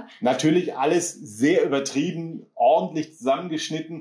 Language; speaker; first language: German; native; German